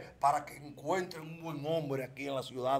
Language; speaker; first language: Spanish; native; Spanish